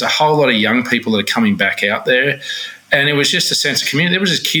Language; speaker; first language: English; native; English